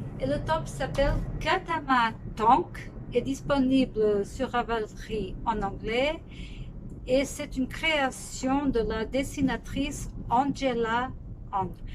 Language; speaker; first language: French; non-native, fluent; Portuguese